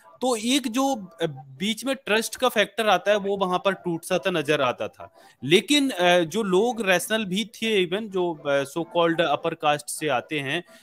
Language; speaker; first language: Hindi; native; Hindi